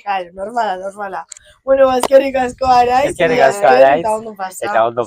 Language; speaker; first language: Basque; native; Basque